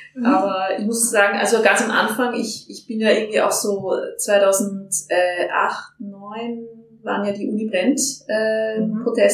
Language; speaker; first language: German; non-native, fluent; Finnish